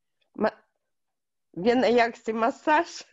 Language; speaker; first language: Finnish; non-native, learner; Russian